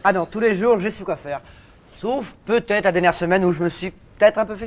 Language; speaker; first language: French; native; French